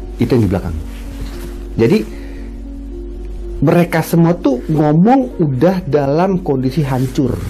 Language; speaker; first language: Indonesian; native; Indonesian